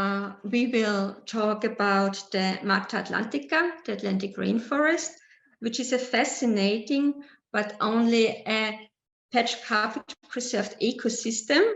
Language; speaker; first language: English; non-native, learner; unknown